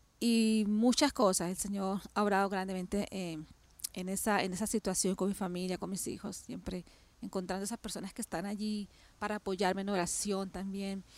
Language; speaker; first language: Spanish; native; Spanish